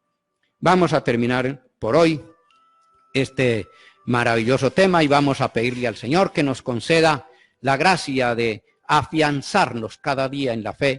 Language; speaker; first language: Spanish; native; Spanish